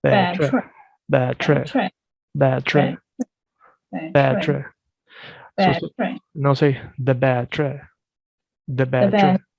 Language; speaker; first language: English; non-native, fluent; Swedish